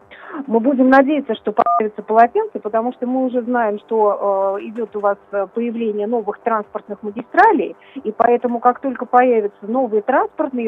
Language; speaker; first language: Russian; native; Russian